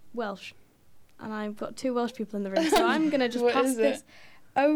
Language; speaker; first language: English; native; English